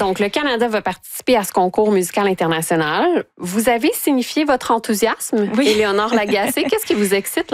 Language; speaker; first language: French; native; French